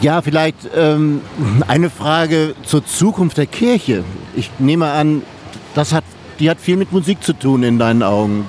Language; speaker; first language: German; native; German